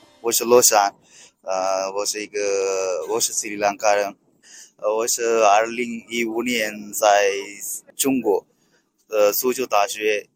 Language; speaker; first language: Chinese; non-native, learner; Sinhala